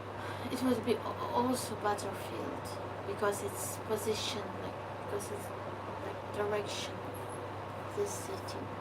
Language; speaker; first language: English; non-native, learner; Ukrainian